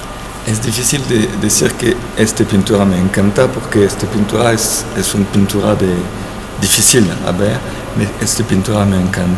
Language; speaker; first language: Spanish; non-native, learner; French